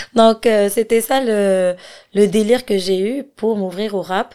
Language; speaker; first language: French; non-native, local second language; Arabic